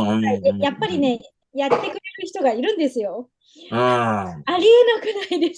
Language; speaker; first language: Japanese; native; Japanese